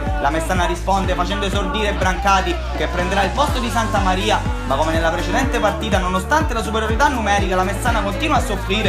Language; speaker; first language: Italian; native; Italian